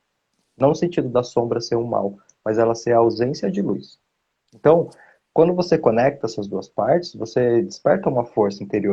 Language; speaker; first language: Portuguese; native; Portuguese